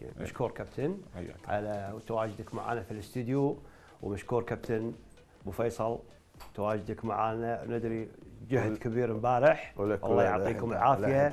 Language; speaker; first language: Arabic; native; Arabic